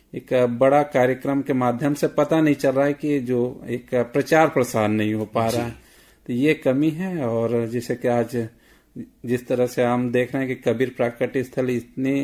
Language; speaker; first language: Hindi; native; Hindi